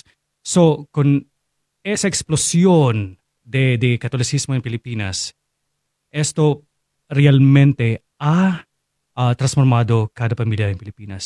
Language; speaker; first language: Spanish; non-native, fluent; Filipino